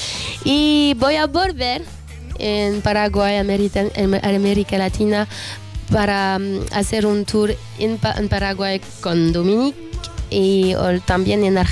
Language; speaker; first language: Spanish; non-native, learner; French